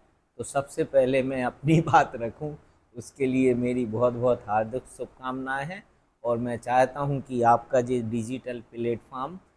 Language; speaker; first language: Hindi; native; Hindi